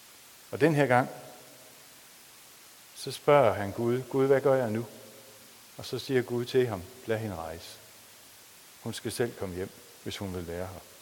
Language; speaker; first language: Danish; native; Danish